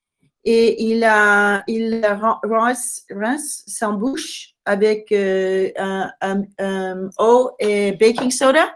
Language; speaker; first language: French; non-native, learner; English